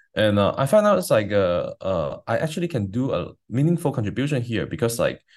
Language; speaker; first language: English; non-native, fluent; Chinese